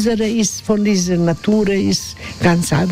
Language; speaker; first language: German; non-native, learner; Croatian